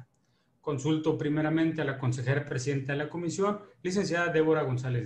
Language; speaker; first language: Spanish; native; Spanish